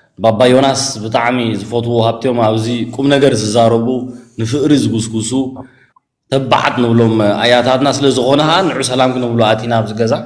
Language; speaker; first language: Tigrinya; early bilingual, heritage; Tigrinya